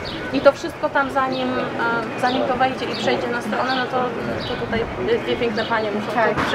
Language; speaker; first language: Polish; native; Polish